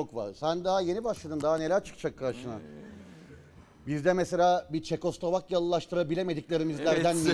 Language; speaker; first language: Turkish; native; Turkish